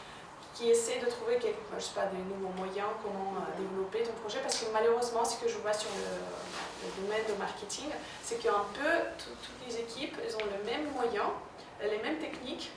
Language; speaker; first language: French; non-native, fluent; Russian